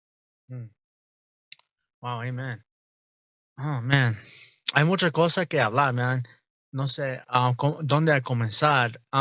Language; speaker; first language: Spanish; non-native, learner; English